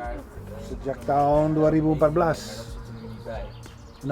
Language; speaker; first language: Indonesian; non-native, fluent; Dutch